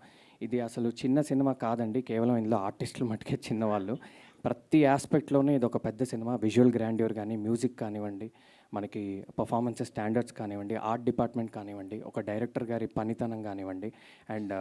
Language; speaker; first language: Telugu; native; Telugu